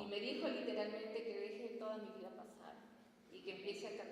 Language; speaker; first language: Spanish; native; Spanish